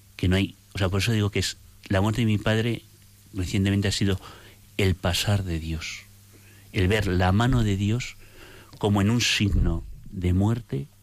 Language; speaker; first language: Spanish; native; Spanish